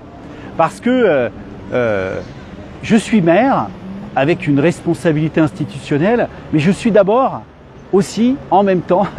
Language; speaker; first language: French; native; French